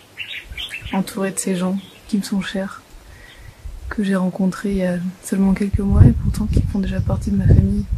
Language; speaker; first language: French; native; French